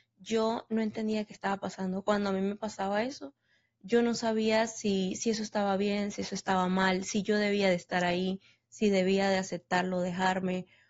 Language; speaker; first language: Spanish; native; Spanish